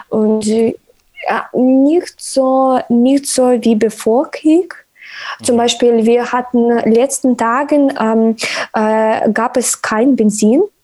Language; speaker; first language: German; non-native, learner; Ukrainian